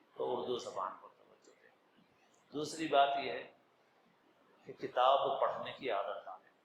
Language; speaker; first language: Urdu; native; Urdu